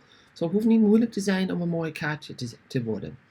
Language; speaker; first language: Dutch; non-native, learner; English